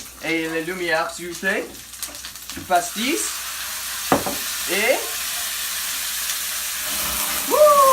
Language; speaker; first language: French; non-native, learner; English